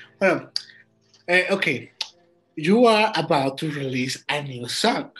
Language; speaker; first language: English; non-native, learner; Spanish